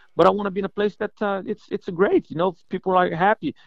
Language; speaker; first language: English; non-native, fluent; Portuguese